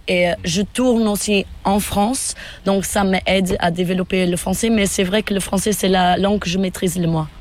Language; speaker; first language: French; non-native, fluent; Portuguese